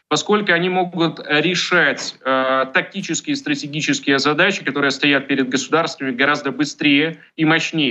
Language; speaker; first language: Russian; native; Russian